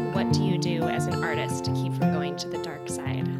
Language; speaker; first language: English; native; English